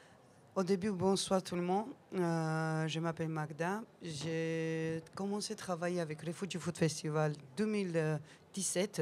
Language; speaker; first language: French; non-native, learner; Georgian